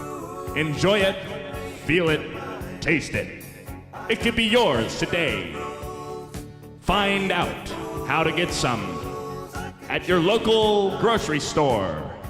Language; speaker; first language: English; native; English